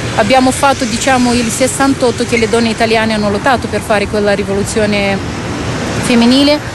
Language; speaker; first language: Italian; non-native, fluent; Romanian